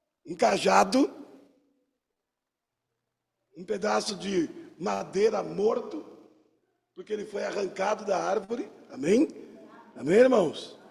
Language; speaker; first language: Portuguese; native; Portuguese